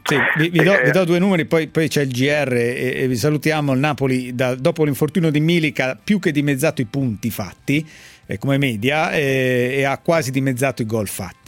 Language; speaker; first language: Italian; native; Italian